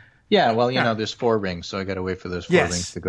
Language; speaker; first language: English; native; English